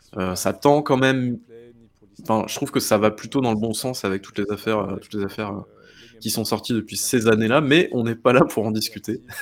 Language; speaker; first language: French; native; French